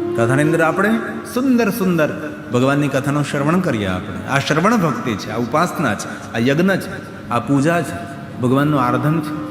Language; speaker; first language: Gujarati; native; Gujarati